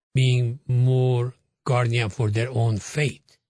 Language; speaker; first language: English; non-native, fluent; Persian